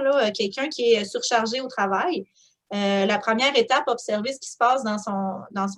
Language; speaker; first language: French; native; French